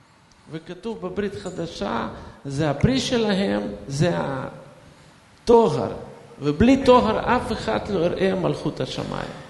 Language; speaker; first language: Hebrew; non-native, fluent; Russian